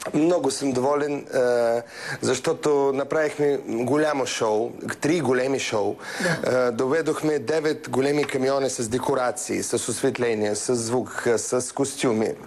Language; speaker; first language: Bulgarian; early bilingual, heritage; Russian